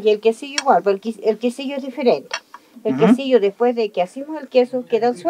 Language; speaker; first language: Spanish; native; Spanish